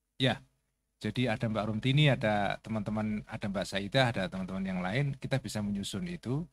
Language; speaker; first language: Indonesian; native; Indonesian